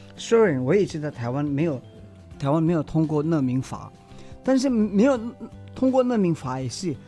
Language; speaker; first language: Chinese; non-native, learner; Tibetan